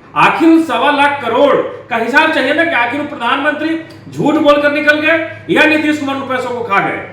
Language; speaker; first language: Hindi; native; Hindi